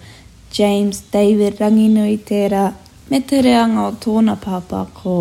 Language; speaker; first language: Māori; non-native, local second language; English